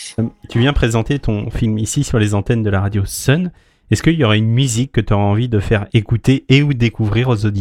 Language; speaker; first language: French; native; French